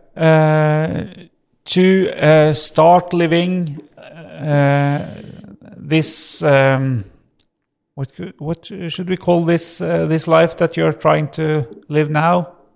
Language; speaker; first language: English; non-native, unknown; Norwegian